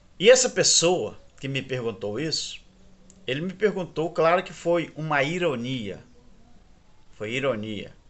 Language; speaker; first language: Portuguese; native; Portuguese